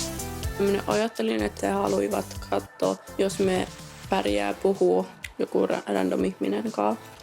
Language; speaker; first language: Finnish; non-native, learner; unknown